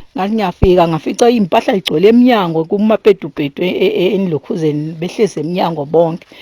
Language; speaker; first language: Zulu; native; Zulu